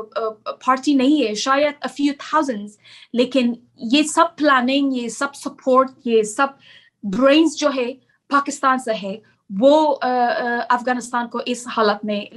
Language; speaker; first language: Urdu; non-native, learner; Persian